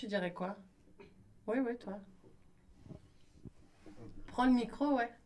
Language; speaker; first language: French; native; French